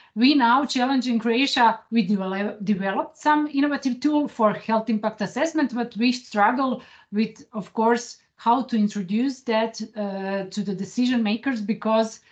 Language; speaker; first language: English; non-native, fluent; Croatian